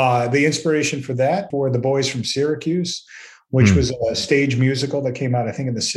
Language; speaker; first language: English; native; English